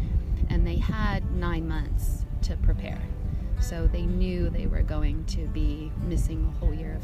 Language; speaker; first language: English; native; English